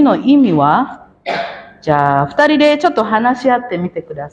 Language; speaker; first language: Japanese; non-native, fluent; Indonesian